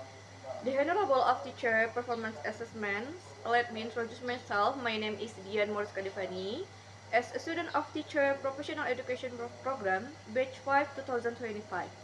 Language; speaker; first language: English; non-native, learner; Indonesian